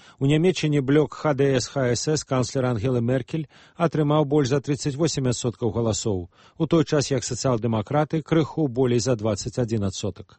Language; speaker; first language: Belarusian; native; Belarusian